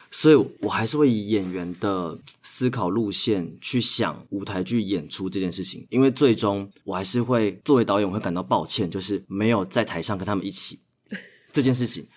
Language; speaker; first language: Chinese; native; Chinese